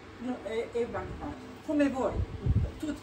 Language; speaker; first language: Italian; non-native, learner; Albanian